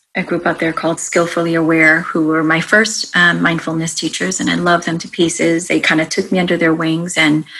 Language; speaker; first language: English; native; English